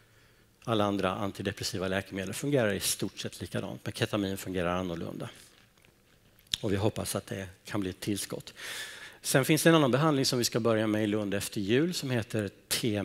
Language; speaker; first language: Swedish; native; Swedish